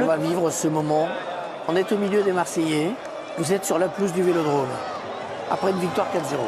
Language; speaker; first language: French; native; French